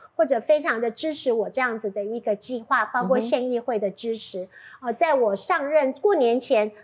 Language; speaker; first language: Chinese; native; Chinese